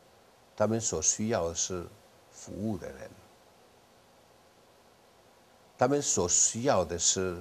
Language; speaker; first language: Chinese; non-native, fluent; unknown